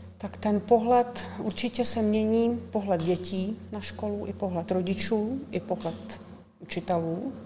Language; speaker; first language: Czech; native; Czech